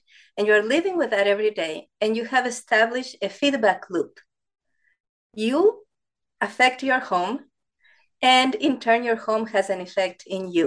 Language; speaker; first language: English; non-native, fluent; Spanish